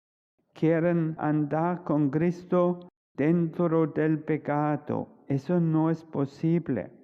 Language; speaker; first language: Spanish; non-native, fluent; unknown